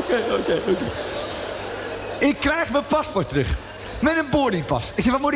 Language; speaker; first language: Dutch; native; Dutch